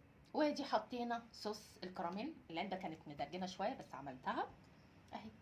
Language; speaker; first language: Arabic; native; Arabic